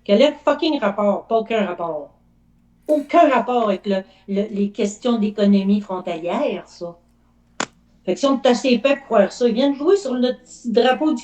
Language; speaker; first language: French; native; French